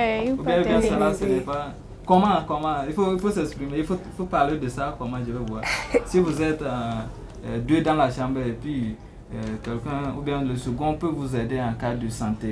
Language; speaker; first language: French; non-native, learner; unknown